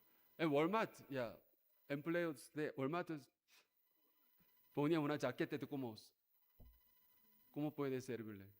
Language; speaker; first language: Spanish; non-native, learner; Korean